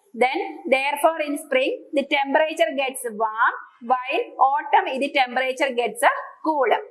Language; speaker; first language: English; non-native, local second language; Malayalam